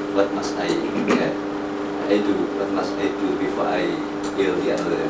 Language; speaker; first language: English; non-native, learner; Indonesian